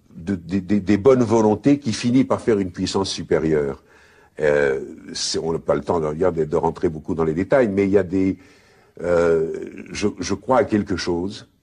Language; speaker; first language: French; native; French